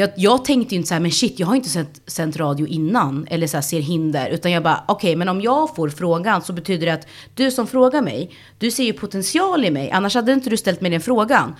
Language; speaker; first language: Swedish; early bilingual, other home language; Spanish